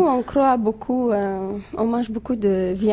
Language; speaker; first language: French; non-native, fluent; Romanian